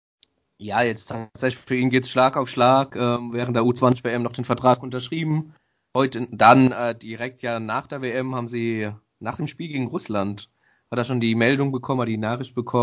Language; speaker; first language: German; native; German